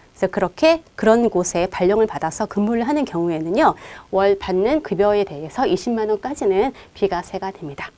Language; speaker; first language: Korean; native; Korean